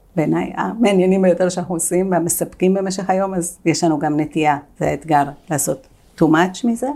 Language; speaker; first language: Hebrew; non-native, fluent; Spanish